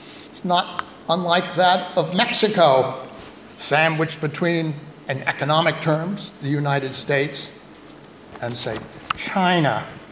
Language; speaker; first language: English; native; English